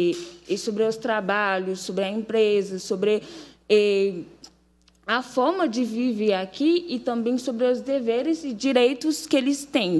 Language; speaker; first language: Portuguese; non-native, fluent; Haitian Creole